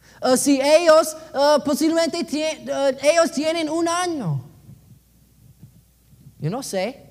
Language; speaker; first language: Spanish; non-native, learner; English